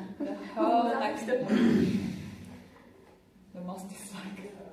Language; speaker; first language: English; non-native, learner; Chinese